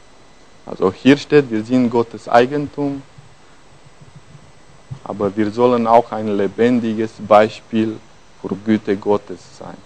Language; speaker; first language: German; non-native, fluent; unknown